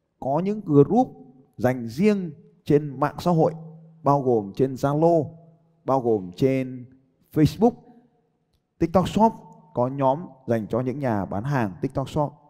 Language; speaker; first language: Vietnamese; native; Vietnamese